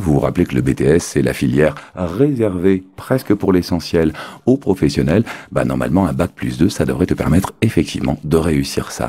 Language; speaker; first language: French; native; French